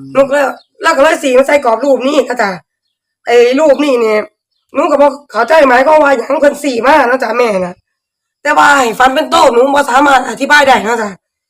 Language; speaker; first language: Thai; native; Thai